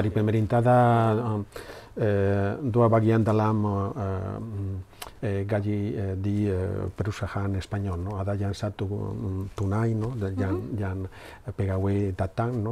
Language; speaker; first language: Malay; non-native, learner; Spanish